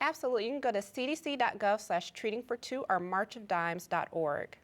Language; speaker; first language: English; native; English